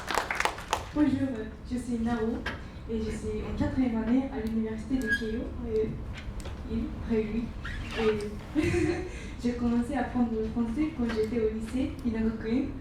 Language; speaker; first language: French; non-native, learner; Japanese